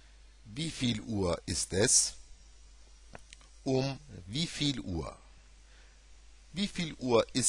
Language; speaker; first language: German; non-native, fluent; Turkish